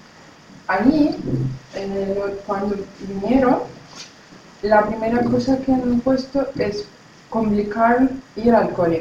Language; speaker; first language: Spanish; non-native, fluent; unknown